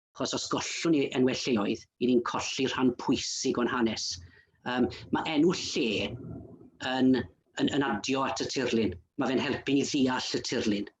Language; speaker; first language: Welsh; native; Welsh